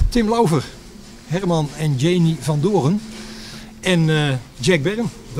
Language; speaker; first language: Dutch; native; Dutch